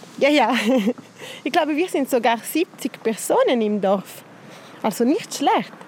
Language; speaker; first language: German; non-native, local second language; Italian